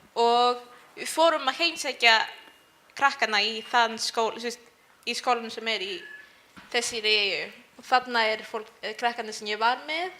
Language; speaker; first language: Icelandic; early bilingual, other home language; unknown